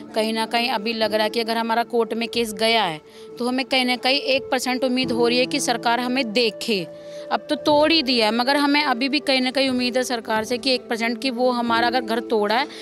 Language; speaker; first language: Hindi; native; Hindi